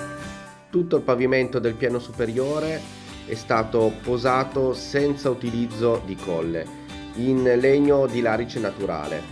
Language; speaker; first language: Italian; native; Italian